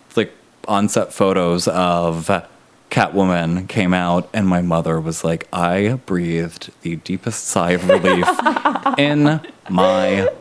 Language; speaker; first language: English; native; English